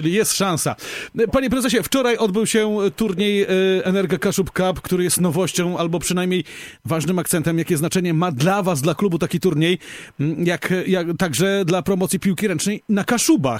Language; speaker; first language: Polish; native; Polish